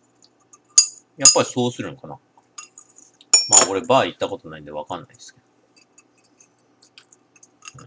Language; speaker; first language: Japanese; native; Japanese